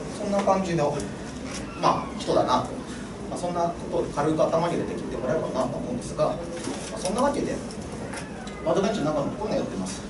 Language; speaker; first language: Japanese; native; Japanese